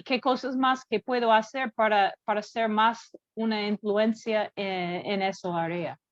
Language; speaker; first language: Spanish; non-native, learner; English